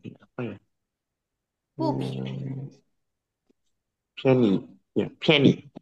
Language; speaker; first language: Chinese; non-native, learner; Indonesian